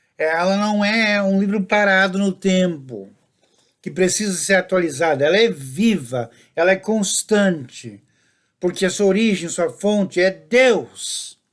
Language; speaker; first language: Portuguese; non-native, fluent; English